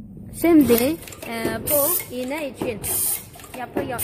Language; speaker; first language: Turkish; non-native, learner; Chinese